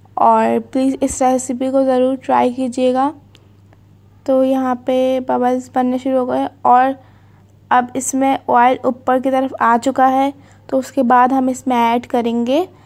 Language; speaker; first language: Urdu; native; Urdu